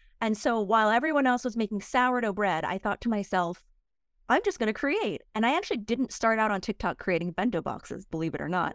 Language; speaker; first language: English; early bilingual, other home language; Korean